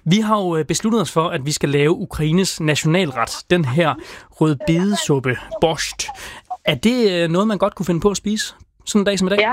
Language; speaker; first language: Danish; native; Danish